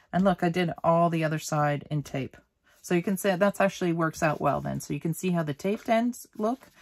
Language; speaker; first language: English; native; English